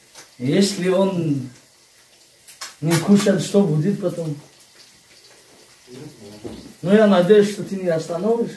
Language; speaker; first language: Russian; non-native, fluent; Tajik